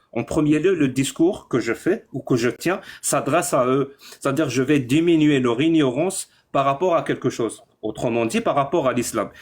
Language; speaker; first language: French; non-native, local second language; Arabic